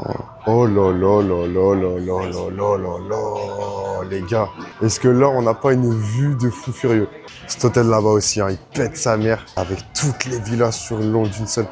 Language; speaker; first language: French; native; French